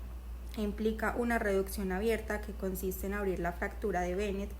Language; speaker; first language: Spanish; native; Spanish